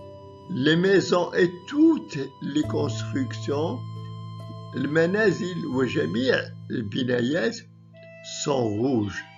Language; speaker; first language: French; non-native, local second language; Arabic